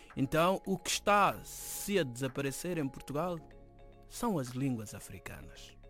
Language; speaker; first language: Portuguese; non-native, local second language; Upper Guinea Crioulo